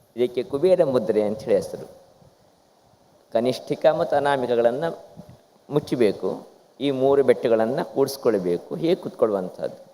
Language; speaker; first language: Kannada; non-native, local second language; Konkani